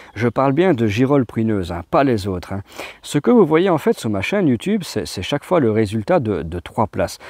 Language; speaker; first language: French; native; French